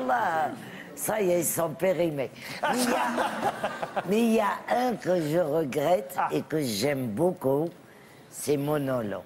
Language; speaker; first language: French; non-native, local second language; Arabic